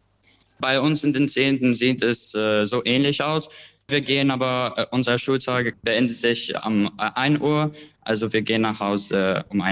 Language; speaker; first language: German; non-native, learner; Albanian